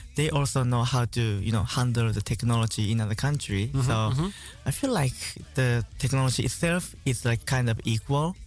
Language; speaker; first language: English; non-native, learner; Japanese